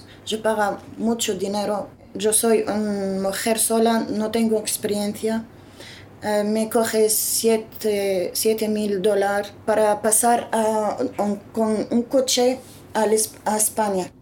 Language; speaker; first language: Spanish; non-native, learner; Arabic